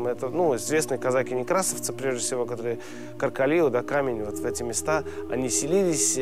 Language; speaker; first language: Russian; native; Russian